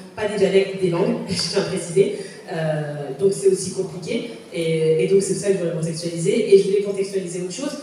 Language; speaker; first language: French; native; French